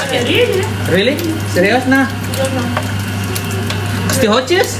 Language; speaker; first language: Indonesian; native; Indonesian